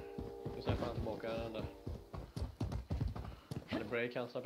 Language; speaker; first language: Swedish; native; Swedish